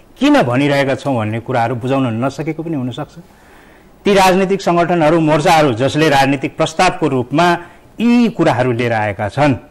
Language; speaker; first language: Nepali; native; Nepali